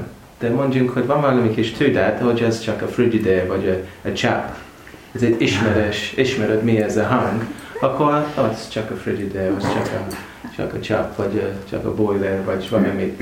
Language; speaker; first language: Hungarian; non-native, fluent; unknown